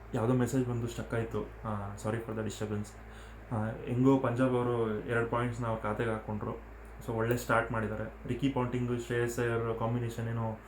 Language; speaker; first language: Kannada; non-native, local second language; Telugu